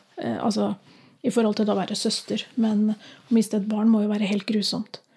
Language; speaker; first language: Norwegian; native; Norwegian